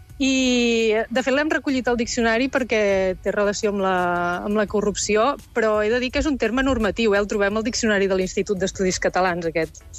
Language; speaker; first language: Catalan; native; Catalan